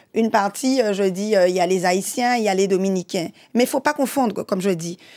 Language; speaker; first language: French; native; French